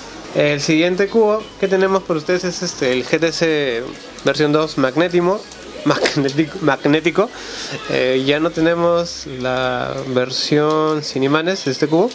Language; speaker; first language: Spanish; native; Spanish